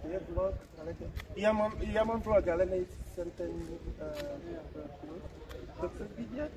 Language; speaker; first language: Czech; non-native, learner; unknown